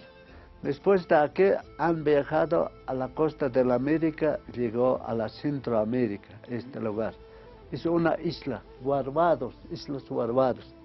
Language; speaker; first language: Spanish; non-native, local second language; Aymara